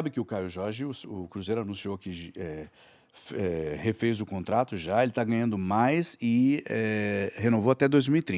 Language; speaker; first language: Portuguese; native; Portuguese